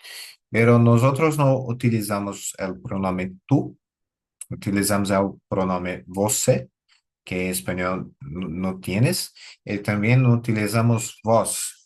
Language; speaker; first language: Spanish; non-native, learner; Portuguese